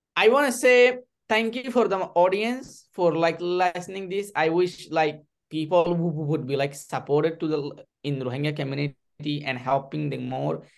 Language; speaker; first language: English; non-native, learner; Rohingya